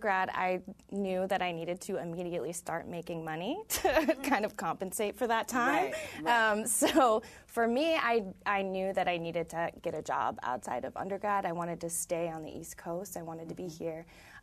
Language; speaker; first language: English; native; English